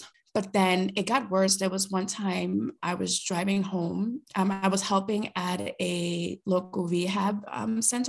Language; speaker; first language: English; early bilingual, other home language; Spanish